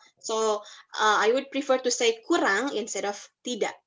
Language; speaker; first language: English; non-native, fluent; Indonesian